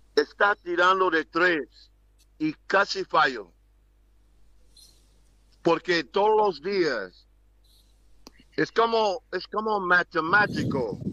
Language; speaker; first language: Spanish; non-native, learner; English